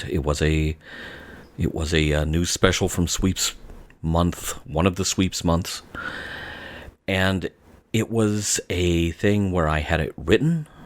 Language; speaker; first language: English; native; English